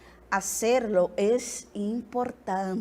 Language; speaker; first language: Spanish; non-native, fluent; Portuguese